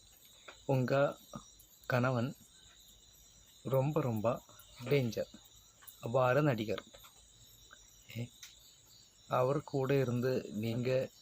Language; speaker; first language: Tamil; non-native, learner; Malayalam